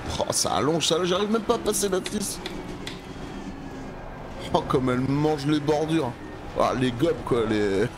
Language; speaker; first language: French; native; French